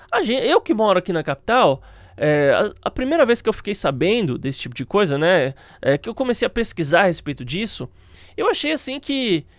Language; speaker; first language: Portuguese; native; Portuguese